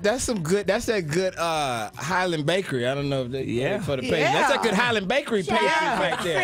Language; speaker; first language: English; native; English